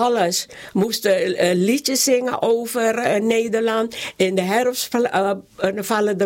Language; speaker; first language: Dutch; non-native, local second language; Caribbean Hindustani